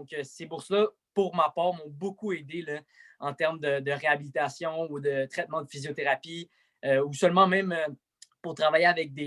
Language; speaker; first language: French; native; French